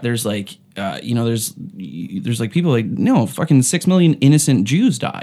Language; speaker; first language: English; native; English